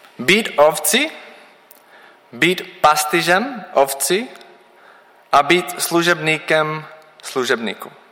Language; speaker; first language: Czech; non-native, learner; English